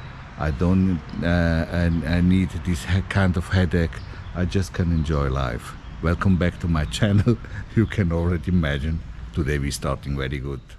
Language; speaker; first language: English; non-native, fluent; Italian